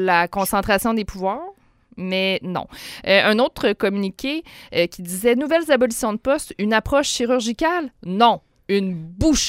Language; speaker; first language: French; native; French